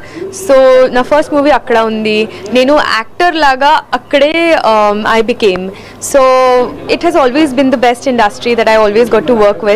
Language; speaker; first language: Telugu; non-native, learner; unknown